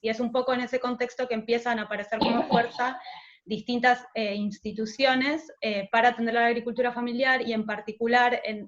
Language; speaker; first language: Spanish; native; Spanish